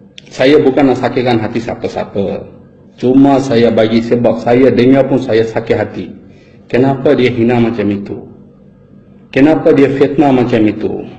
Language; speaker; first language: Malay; non-native, fluent; Bangla